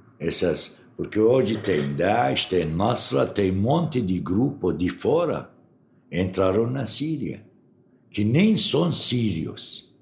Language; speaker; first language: Portuguese; non-native, fluent; Arabic